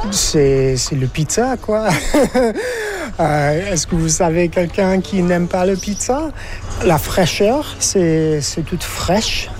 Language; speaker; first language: French; non-native, fluent; English